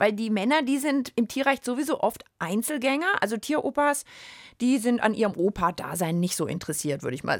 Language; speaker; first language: German; native; German